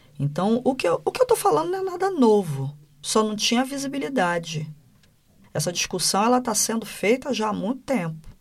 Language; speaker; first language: Portuguese; native; Portuguese